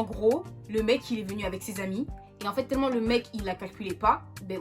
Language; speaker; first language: French; native; French